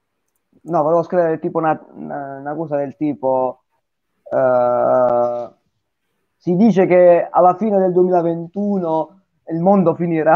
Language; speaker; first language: Italian; native; Italian